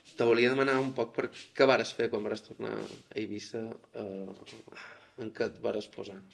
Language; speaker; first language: Catalan; native; Catalan